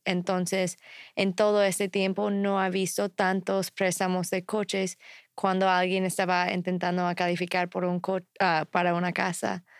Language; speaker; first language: Spanish; non-native, fluent; English